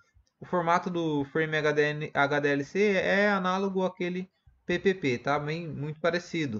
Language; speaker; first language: Portuguese; native; Portuguese